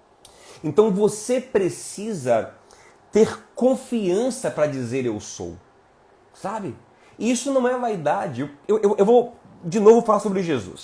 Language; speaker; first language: Portuguese; native; Portuguese